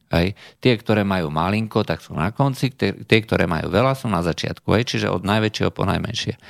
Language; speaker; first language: Slovak; native; Slovak